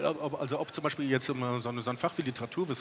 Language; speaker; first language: German; native; German